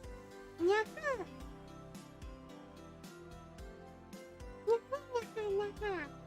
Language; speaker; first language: Japanese; non-native, learner; English